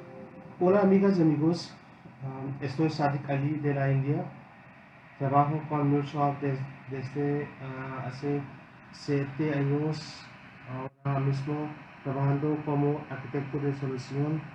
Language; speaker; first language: Spanish; non-native, learner; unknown